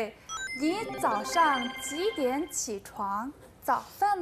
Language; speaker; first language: Chinese; non-native, learner; Korean